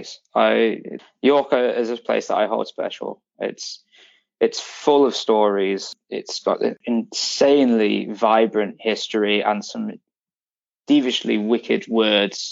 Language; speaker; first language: English; native; English